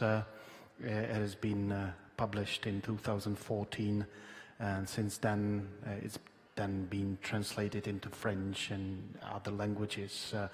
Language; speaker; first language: English; non-native, fluent; Czech